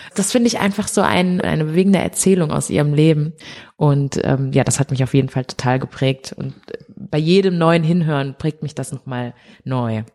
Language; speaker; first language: German; early bilingual, other home language; Portuguese